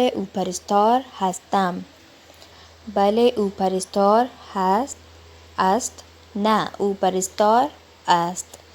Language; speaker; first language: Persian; non-native, learner; Urdu